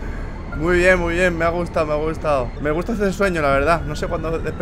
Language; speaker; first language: Spanish; native; Spanish